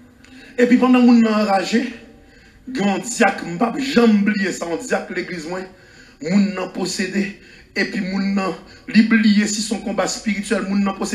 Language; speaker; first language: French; non-native, local second language; Haitian Creole